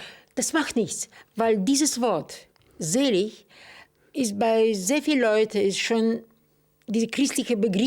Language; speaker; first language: German; non-native, fluent; Russian